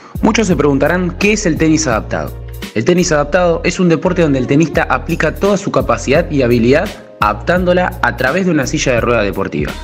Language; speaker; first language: Spanish; native; Spanish